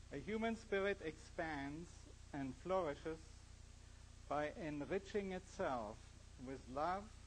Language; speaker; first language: English; non-native, fluent; German